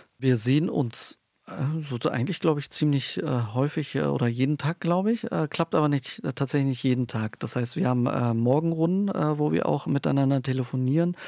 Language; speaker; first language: German; early bilingual, other home language; Turkish